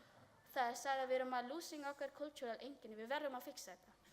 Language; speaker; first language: Icelandic; non-native, learner; Filipino